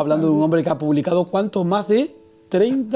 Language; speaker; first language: Spanish; native; Spanish